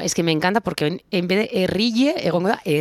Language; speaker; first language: Basque; native; Basque